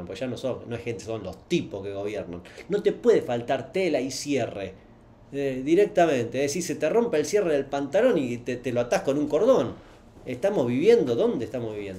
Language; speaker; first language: Spanish; native; Spanish